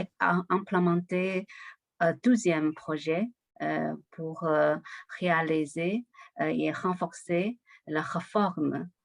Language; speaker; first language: French; non-native, learner; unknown